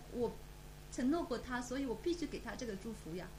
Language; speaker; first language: Chinese; native; Chinese